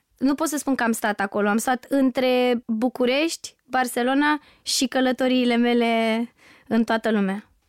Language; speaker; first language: Romanian; native; Romanian